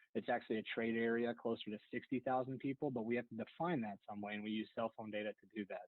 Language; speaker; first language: English; native; English